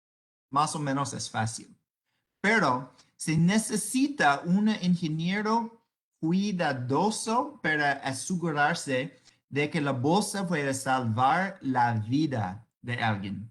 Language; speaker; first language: Spanish; non-native, fluent; English